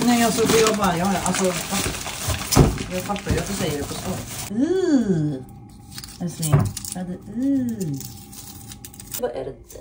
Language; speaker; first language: Swedish; native; Swedish